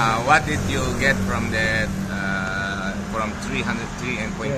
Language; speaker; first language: English; non-native, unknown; Indonesian